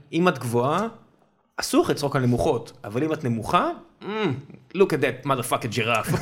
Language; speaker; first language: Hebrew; early bilingual, other home language; Russian